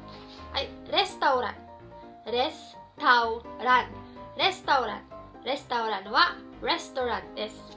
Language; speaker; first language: Japanese; non-native, fluent; Filipino